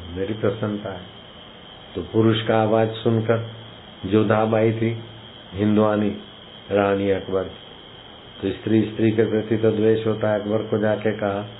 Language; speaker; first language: Hindi; native; Hindi